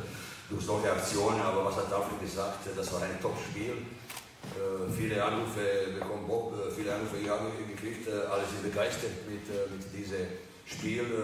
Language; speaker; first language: German; non-native, fluent; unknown